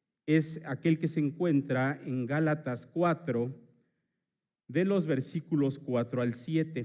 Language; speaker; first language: Spanish; native; Spanish